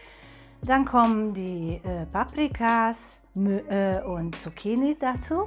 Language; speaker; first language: German; non-native, fluent; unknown